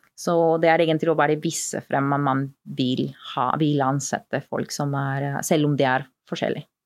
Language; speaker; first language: Norwegian; non-native, fluent; Spanish